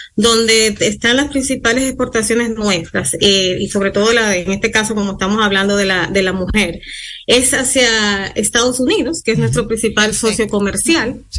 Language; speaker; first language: Spanish; native; Spanish